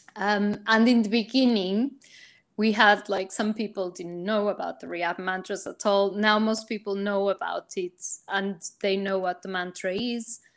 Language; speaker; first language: English; non-native, fluent; Portuguese